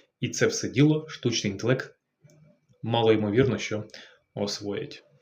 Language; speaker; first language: Ukrainian; native; Ukrainian